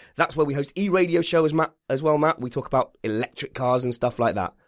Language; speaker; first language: English; native; English